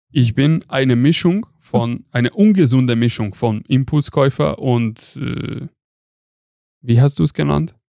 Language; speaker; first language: German; non-native, fluent; Hungarian